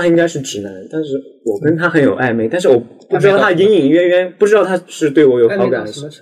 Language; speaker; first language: Chinese; native; Chinese